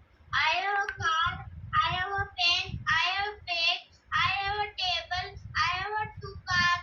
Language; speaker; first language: English; non-native, learner; Hindi